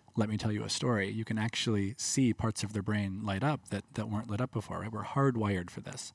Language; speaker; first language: English; native; English